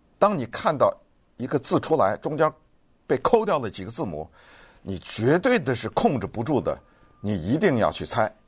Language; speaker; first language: Chinese; native; Chinese